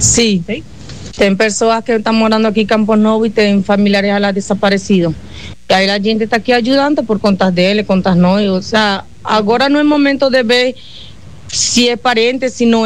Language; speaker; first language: Portuguese; non-native, learner; Spanish